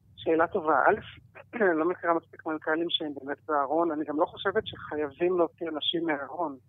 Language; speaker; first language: Hebrew; native; Hebrew